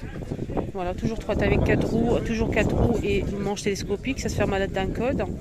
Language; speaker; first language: French; native; French